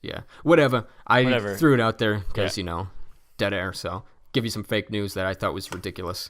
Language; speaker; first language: English; native; English